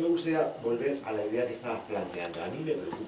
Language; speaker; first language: Spanish; native; Spanish